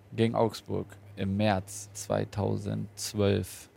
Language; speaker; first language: German; native; German